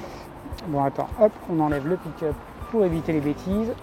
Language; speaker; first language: French; native; French